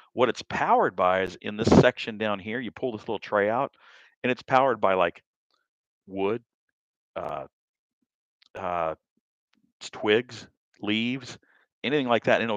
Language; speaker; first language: English; native; English